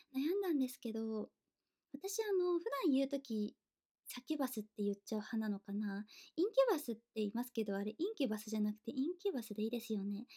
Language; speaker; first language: Japanese; native; Japanese